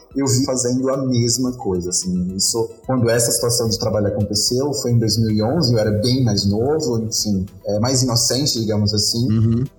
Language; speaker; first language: Portuguese; native; Portuguese